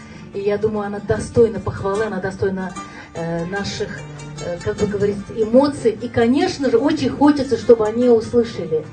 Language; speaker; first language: Russian; native; Russian